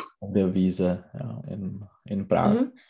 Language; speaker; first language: German; non-native, learner; Czech